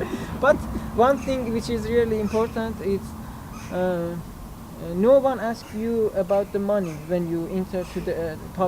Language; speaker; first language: English; non-native, learner; Persian